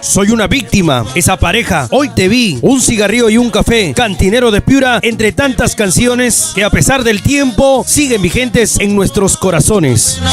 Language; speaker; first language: Spanish; native; Spanish